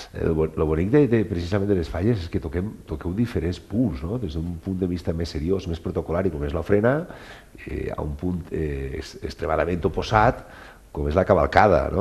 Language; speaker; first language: Catalan; native; Catalan